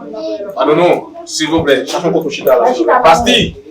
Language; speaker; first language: French; non-native, learner; Haitian Creole